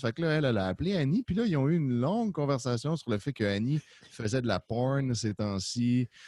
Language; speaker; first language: French; native; French